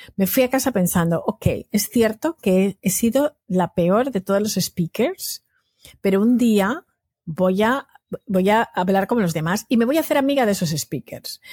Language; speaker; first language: Spanish; native; Spanish